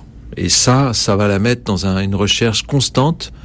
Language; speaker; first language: French; native; French